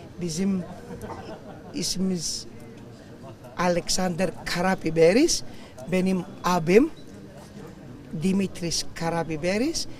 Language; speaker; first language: Turkish; non-native, learner; Greek